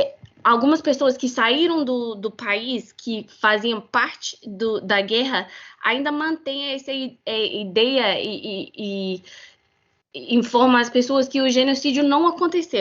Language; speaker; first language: Portuguese; non-native, fluent; English